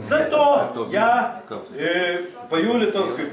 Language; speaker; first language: Russian; non-native, fluent; Lithuanian